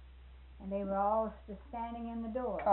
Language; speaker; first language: English; native; English